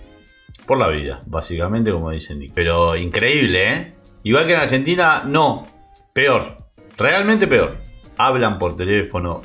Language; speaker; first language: Spanish; native; Spanish